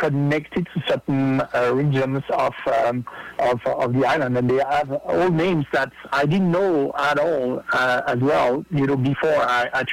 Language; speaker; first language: English; non-native, fluent; French